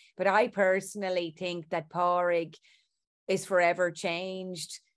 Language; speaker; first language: English; native; English